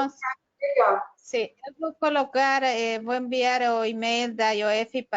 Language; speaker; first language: Portuguese; non-native, fluent; Spanish